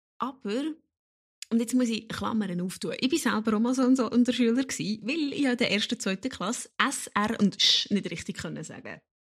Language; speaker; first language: German; native; German